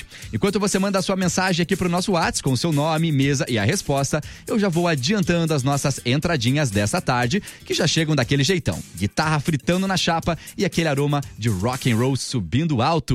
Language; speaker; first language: Portuguese; native; Portuguese